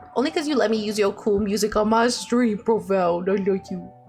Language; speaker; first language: English; native; English